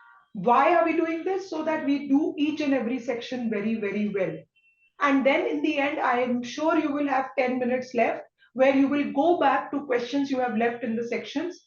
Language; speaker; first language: English; non-native, local second language; Hindi